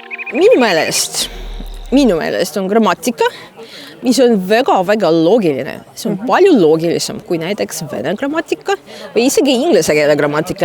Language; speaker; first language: Estonian; non-native, fluent; Russian